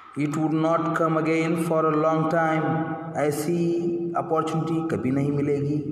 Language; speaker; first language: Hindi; non-native, local second language; Marathi